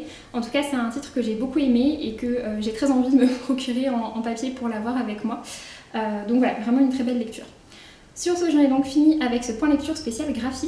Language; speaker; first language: French; native; French